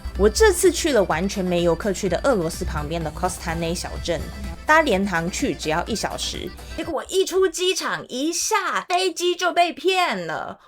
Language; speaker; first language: Chinese; native; Chinese